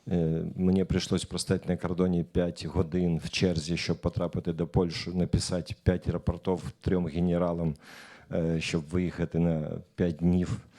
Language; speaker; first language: Ukrainian; non-native, local second language; Russian